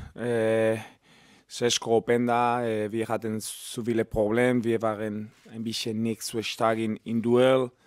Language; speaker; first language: German; non-native, learner; Spanish